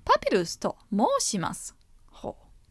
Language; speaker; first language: Japanese; non-native, fluent; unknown